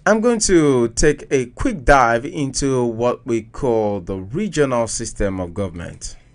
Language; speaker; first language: English; non-native, local second language; Yoruba